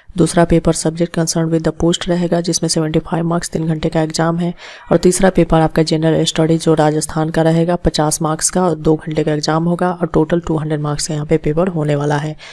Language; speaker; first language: Hindi; native; Hindi